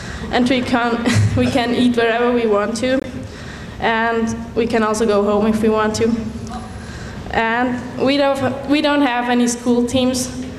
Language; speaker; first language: English; non-native, fluent; Swiss German